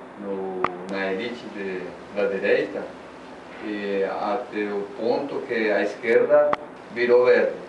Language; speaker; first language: Portuguese; non-native, learner; Spanish